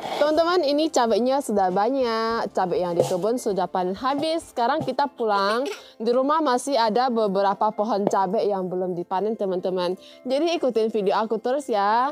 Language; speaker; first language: Indonesian; native; Indonesian